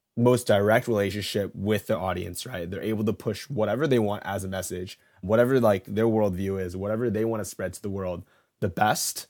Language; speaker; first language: English; native; English